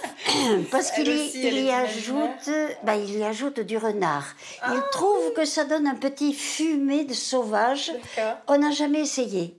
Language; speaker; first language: French; native; French